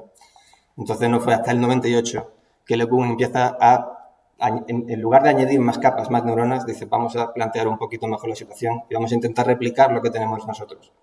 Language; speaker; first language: Spanish; native; Spanish